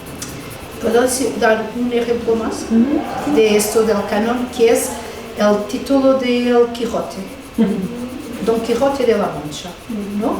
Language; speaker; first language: Spanish; non-native, fluent; Portuguese